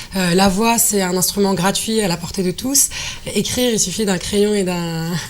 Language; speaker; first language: French; non-native, local second language; Arabic